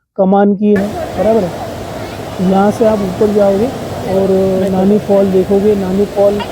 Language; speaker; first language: Hindi; non-native, local second language; Marathi